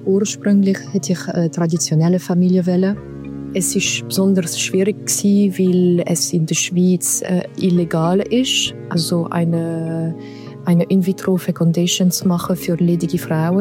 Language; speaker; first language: German; non-native, local second language; French